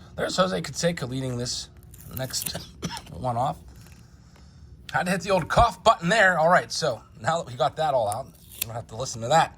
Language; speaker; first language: English; native; English